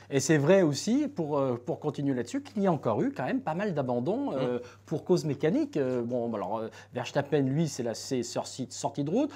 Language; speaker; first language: French; native; French